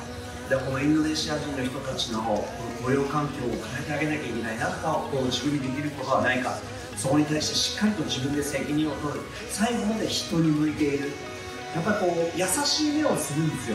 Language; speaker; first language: Japanese; native; Japanese